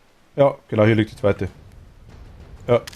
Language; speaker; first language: German; native; German